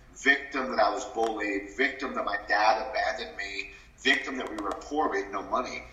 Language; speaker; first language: English; early bilingual, other home language; Spanish